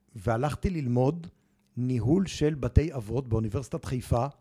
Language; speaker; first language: Hebrew; native; Hebrew